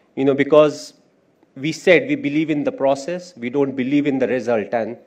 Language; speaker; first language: English; non-native, local second language; Hindi